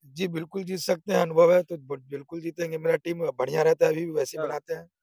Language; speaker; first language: Hindi; native; Hindi